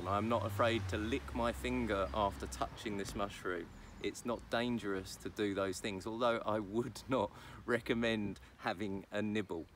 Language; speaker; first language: English; native; English